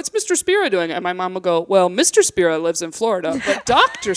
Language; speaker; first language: English; native; English